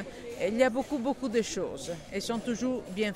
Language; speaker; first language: French; non-native, learner; Italian